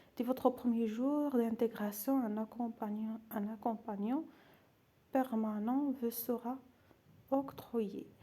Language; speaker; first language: French; non-native, local second language; Arabic